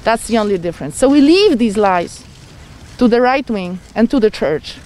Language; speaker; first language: English; non-native, fluent; Polish